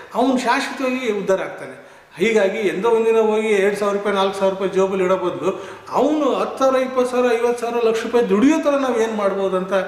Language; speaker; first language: Kannada; native; Kannada